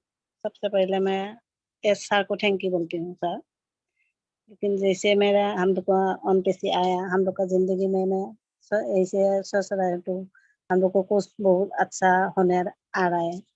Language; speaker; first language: Hindi; non-native, local second language; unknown